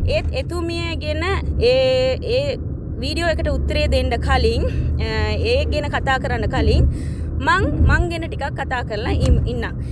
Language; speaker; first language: Sinhala; non-native, local second language; Tamil